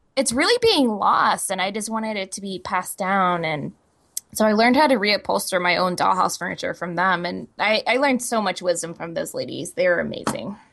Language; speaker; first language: English; native; English